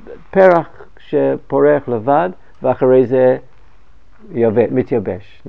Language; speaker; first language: Hebrew; non-native, fluent; English